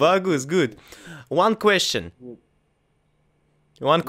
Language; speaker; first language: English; non-native, learner; Russian